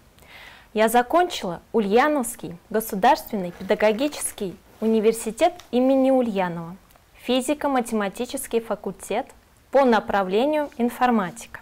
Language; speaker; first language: Russian; non-native, local second language; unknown